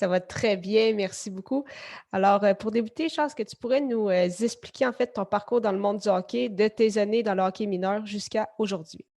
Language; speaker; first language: French; native; French